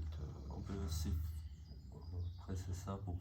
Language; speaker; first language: French; non-native, learner; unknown